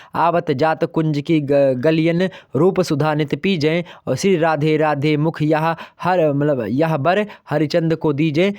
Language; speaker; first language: Hindi; native; Hindi